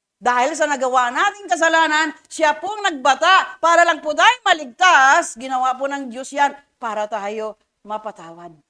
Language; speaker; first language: Filipino; native; Filipino